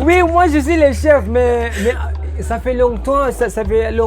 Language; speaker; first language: French; non-native, learner; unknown